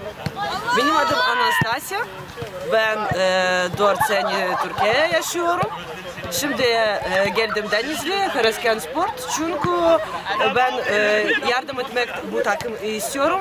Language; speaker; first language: Turkish; non-native, learner; Russian